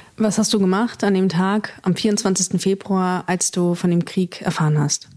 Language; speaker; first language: German; native; German